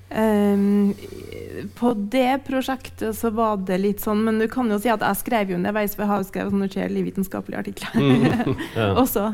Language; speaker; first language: Norwegian; native; Norwegian